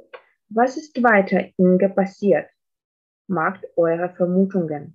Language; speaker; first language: German; non-native, fluent; Russian